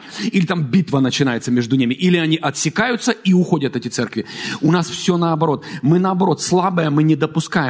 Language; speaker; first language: Russian; native; Russian